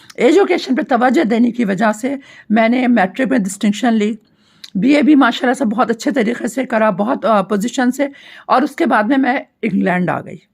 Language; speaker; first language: Urdu; native; Urdu